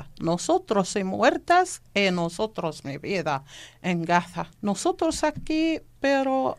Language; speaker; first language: Spanish; non-native, learner; Arabic